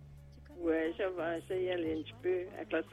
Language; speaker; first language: French; non-native, local second language; Réunion Creole French